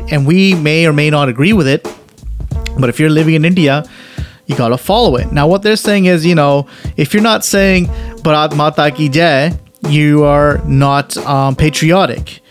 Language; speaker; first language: English; native; English